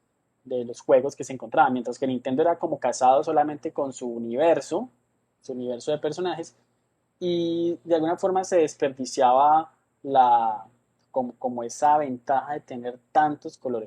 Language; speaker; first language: Spanish; native; Spanish